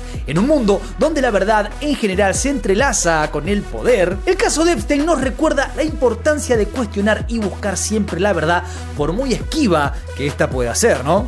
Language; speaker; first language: Spanish; native; Spanish